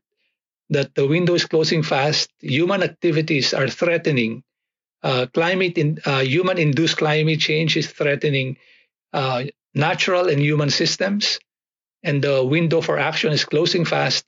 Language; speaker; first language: English; non-native, local second language; Filipino